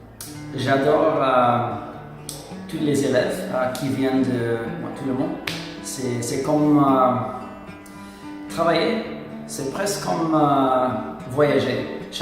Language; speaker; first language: French; non-native, fluent; English